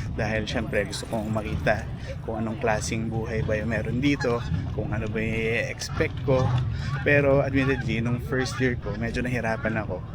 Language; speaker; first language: Filipino; native; Filipino